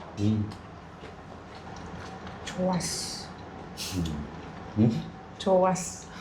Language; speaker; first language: Korean; non-native, learner; Vietnamese